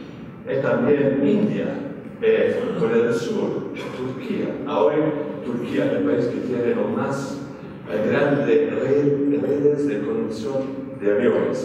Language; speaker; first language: Spanish; non-native, fluent; Italian